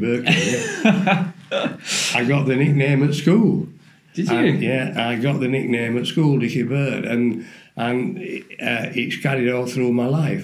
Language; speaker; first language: English; native; English